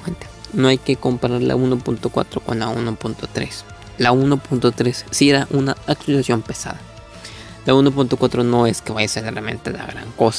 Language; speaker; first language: Spanish; native; Spanish